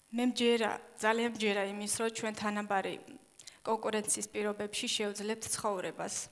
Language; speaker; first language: Georgian; non-native, local second language; Chechen